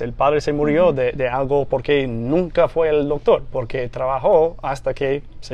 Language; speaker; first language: Spanish; non-native, fluent; English